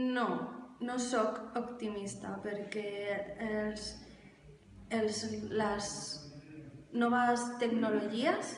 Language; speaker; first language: Catalan; non-native, learner; Spanish